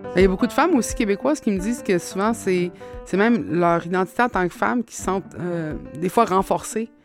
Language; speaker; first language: French; native; French